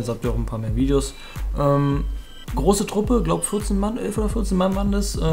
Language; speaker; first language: German; native; German